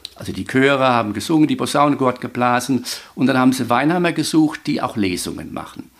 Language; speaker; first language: German; native; German